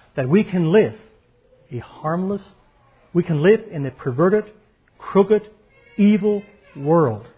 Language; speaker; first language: English; native; English